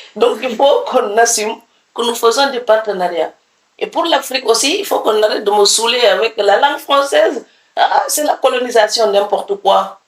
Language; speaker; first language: French; non-native, local second language; Serer